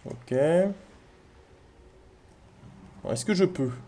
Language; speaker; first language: French; native; French